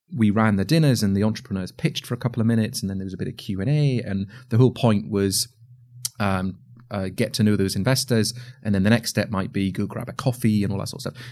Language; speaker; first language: English; native; English